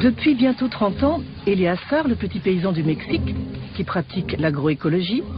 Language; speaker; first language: French; native; French